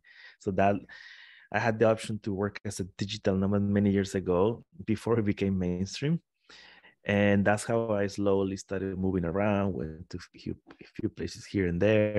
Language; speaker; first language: English; non-native, fluent; Spanish